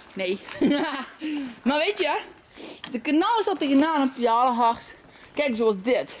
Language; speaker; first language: Dutch; native; Dutch